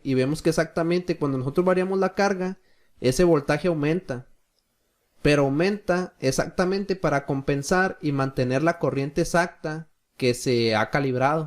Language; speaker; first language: Spanish; native; Spanish